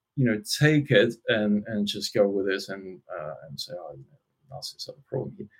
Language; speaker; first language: English; non-native, fluent; Russian